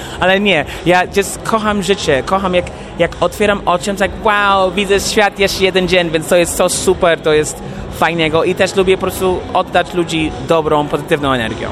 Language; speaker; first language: Polish; non-native, fluent; English